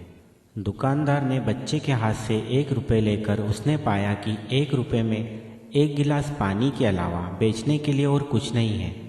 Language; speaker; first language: Hindi; native; Hindi